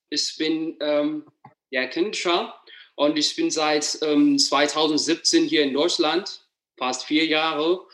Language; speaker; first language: German; non-native, learner; Amharic